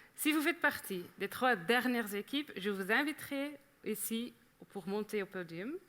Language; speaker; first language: French; non-native, local second language; Dutch